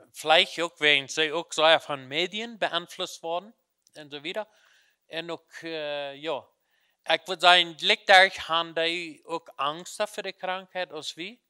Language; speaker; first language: German; non-native, learner; Plautdietsch